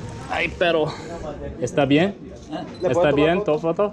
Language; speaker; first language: Spanish; non-native, learner; English